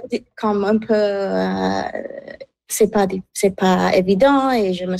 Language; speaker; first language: French; non-native, learner; English